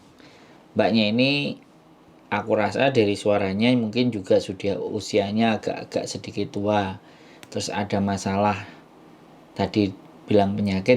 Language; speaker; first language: Indonesian; non-native, local second language; Javanese